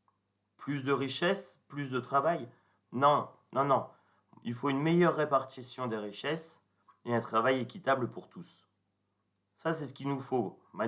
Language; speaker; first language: French; native; French